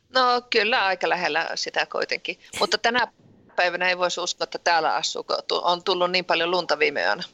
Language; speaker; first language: Finnish; early bilingual, heritage; Finnish